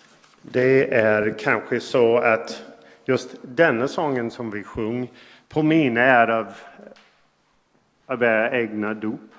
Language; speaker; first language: Swedish; non-native, fluent; English